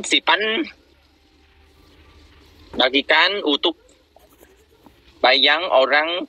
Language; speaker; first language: Indonesian; non-native, learner; Vietnamese